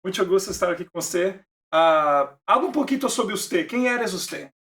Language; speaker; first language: Spanish; non-native, learner; Portuguese